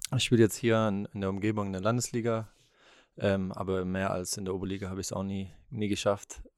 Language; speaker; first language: German; native; German